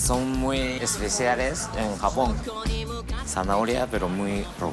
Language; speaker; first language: Spanish; non-native, learner; Japanese